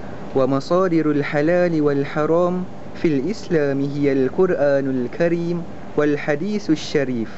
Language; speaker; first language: Arabic; non-native, learner; Malay